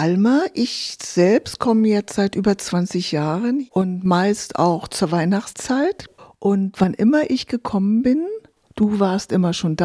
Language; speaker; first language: German; native; German